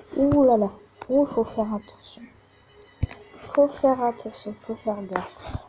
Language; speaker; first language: French; native; French